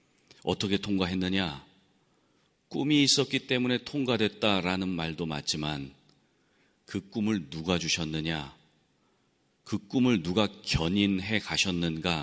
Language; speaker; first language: Korean; native; Korean